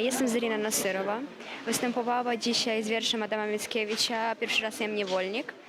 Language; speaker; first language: Polish; non-native, learner; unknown